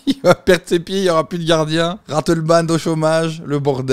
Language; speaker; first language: French; native; French